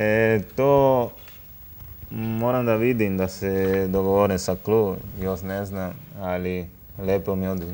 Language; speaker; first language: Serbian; non-native, learner; Spanish